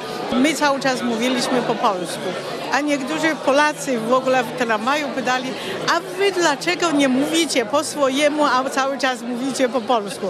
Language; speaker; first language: Polish; non-native, fluent; Chinese